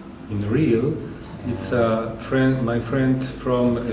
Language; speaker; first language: English; non-native, learner; Polish